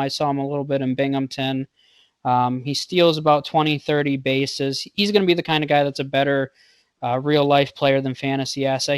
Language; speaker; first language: English; native; English